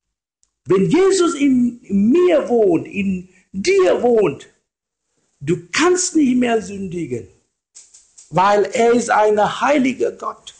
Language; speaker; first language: German; non-native, fluent; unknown